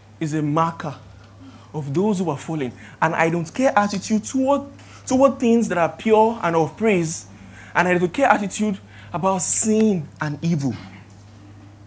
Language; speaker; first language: English; non-native, local second language; Yoruba